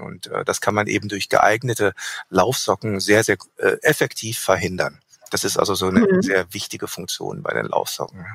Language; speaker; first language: German; native; German